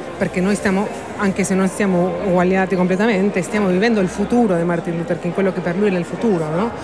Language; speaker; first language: Italian; non-native, fluent; Spanish